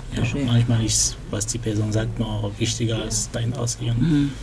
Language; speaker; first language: German; early bilingual, other home language; French